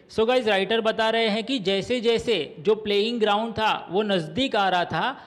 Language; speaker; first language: Hindi; non-native, local second language; Marathi